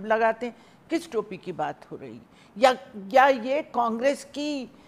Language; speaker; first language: Hindi; native; Hindi